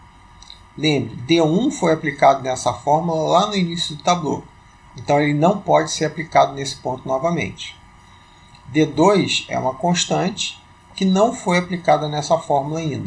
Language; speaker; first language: Portuguese; native; Portuguese